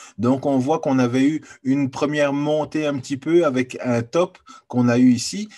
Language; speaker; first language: French; native; French